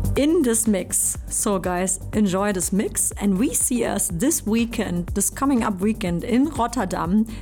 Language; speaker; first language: English; non-native, fluent; German